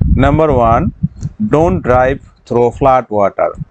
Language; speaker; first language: English; non-native, local second language; Assamese